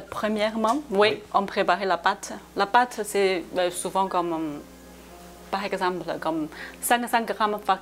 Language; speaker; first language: French; non-native, learner; Chinese